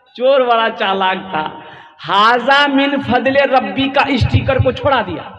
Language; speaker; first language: Hindi; non-native, local second language; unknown